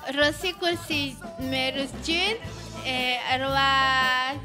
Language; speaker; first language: Spanish; non-native, learner; Haitian Creole